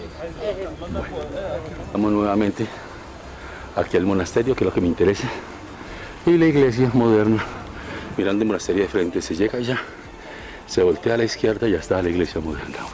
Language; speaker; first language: Spanish; native; Spanish